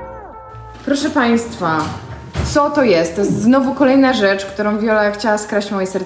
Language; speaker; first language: Polish; native; Polish